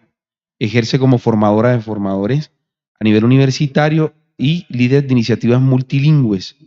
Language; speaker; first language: Spanish; native; Spanish